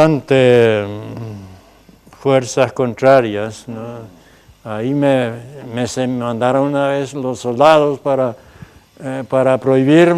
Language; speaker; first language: Spanish; non-native, local second language; Plautdietsch